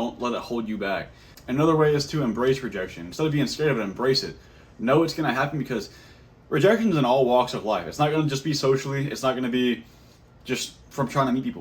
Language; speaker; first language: English; native; English